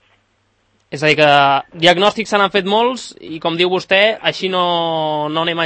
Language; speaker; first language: Catalan; native; Catalan